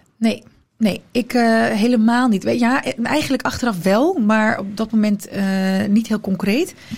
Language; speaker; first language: Dutch; early bilingual, other home language; Riffian